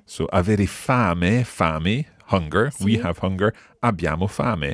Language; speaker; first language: Italian; non-native, fluent; English